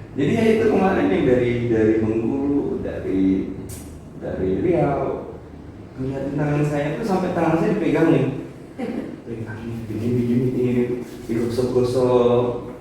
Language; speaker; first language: Indonesian; native; Indonesian